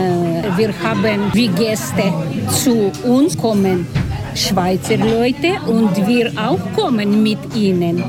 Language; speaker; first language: German; non-native, learner; Ukrainian